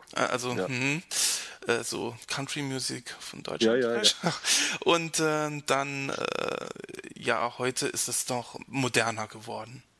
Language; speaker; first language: German; native; German